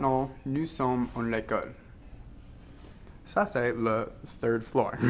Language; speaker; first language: French; non-native, learner; English